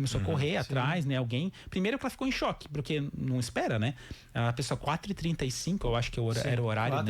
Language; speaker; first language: Portuguese; native; Portuguese